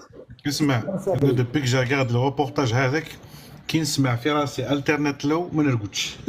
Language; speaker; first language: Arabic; native; Arabic